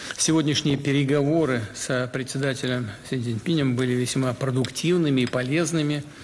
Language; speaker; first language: Russian; native; Russian